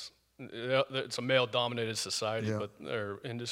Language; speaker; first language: English; native; English